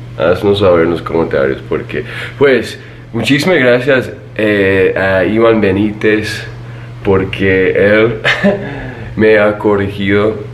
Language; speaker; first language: Spanish; non-native, fluent; English